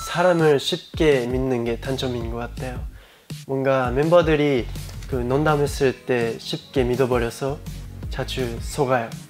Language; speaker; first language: Korean; non-native, fluent; Japanese